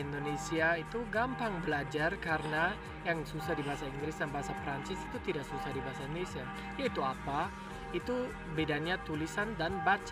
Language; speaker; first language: Indonesian; non-native, fluent; German